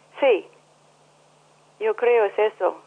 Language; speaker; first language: Spanish; non-native, learner; English